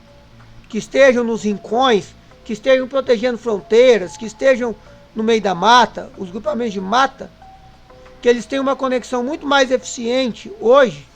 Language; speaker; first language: Portuguese; native; Portuguese